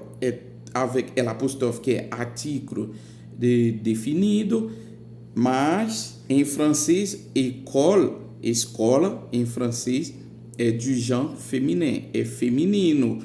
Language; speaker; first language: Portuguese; non-native, fluent; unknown